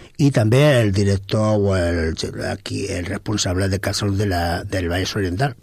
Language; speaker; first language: Catalan; non-native, local second language; Spanish